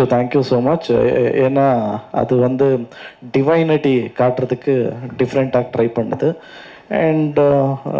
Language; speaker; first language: Tamil; non-native, learner; Kannada